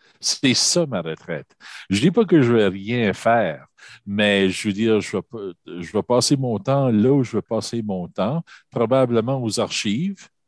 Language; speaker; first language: French; native; French